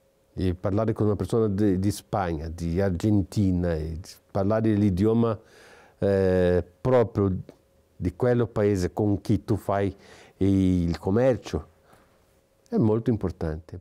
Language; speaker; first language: Italian; non-native, fluent; Portuguese